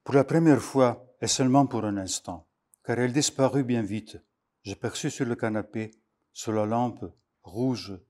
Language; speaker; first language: French; non-native, fluent; Slovenian